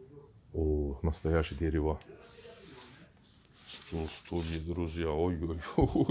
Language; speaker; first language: Russian; non-native, learner; Turkish